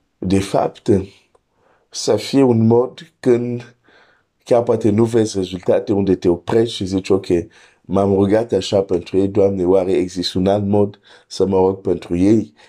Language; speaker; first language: Romanian; non-native, fluent; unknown